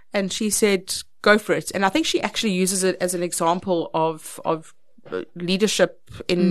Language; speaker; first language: English; native; English